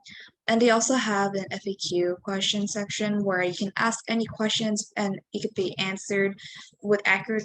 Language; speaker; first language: English; native; English